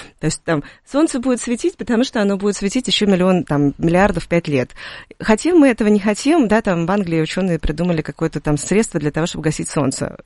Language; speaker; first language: Russian; native; Russian